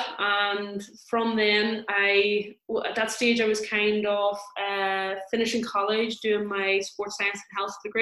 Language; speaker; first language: English; native; English